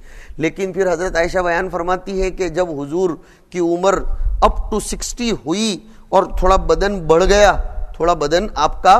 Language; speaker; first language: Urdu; non-native, local second language; Gujarati